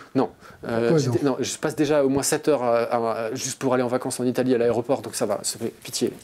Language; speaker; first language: French; native; French